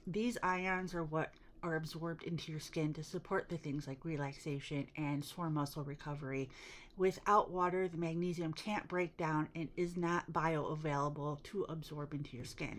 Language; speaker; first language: English; native; English